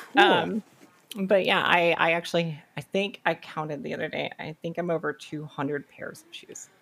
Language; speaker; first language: English; native; English